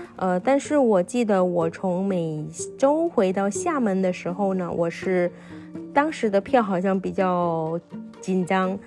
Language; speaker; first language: Chinese; non-native, fluent; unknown